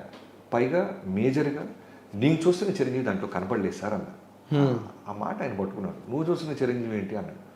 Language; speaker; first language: Telugu; native; Telugu